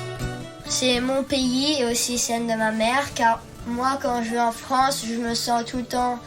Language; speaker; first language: French; early bilingual, heritage; French